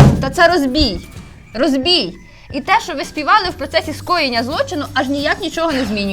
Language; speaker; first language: Ukrainian; native; Ukrainian